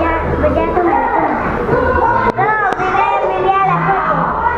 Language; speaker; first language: Spanish; native; Spanish